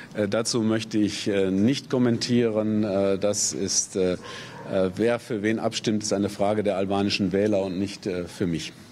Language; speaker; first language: German; native; German